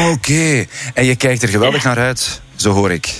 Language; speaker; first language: Dutch; native; Dutch